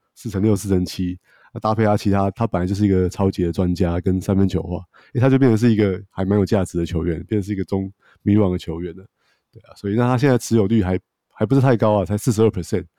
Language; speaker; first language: Chinese; native; Chinese